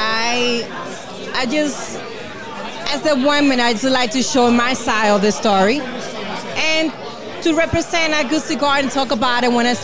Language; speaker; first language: English; non-native, fluent; Spanish